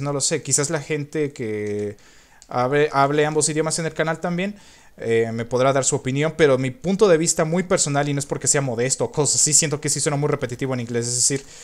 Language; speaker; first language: Spanish; native; Spanish